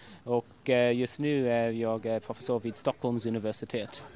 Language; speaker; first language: Swedish; non-native, fluent; English